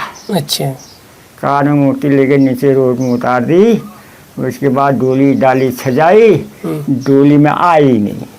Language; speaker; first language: Hindi; non-native, local second language; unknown